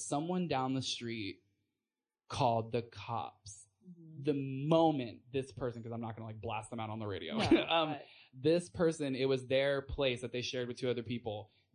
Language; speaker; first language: English; native; English